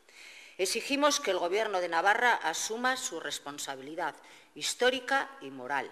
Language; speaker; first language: Spanish; native; Spanish